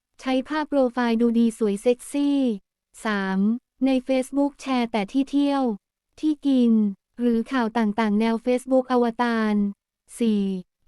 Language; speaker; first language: Thai; native; Thai